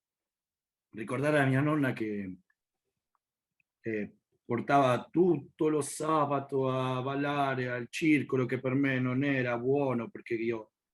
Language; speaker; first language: Italian; non-native, learner; Spanish